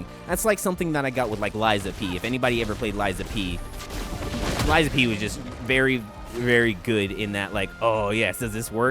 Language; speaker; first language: English; native; English